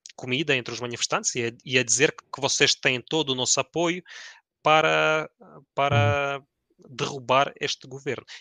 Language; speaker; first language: Portuguese; early bilingual, other home language; Ukrainian